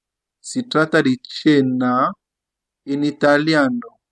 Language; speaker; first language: Italian; non-native, fluent; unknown